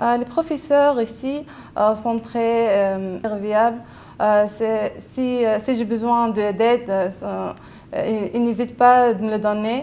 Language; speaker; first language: French; non-native, local second language; Arabic